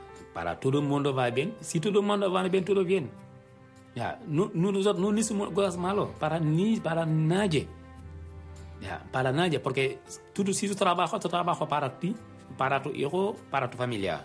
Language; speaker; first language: Spanish; non-native, learner; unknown